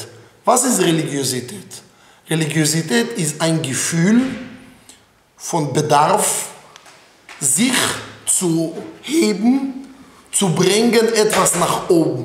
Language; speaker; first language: German; non-native, fluent; Hebrew